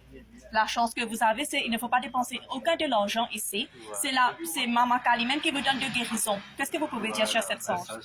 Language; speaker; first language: French; non-native, local second language; Morisyen